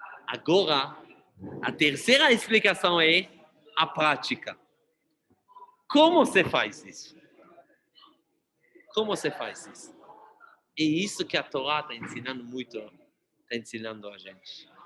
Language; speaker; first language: Portuguese; non-native, fluent; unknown